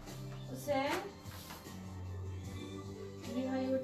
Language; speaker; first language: Swedish; non-native, learner; Cebuano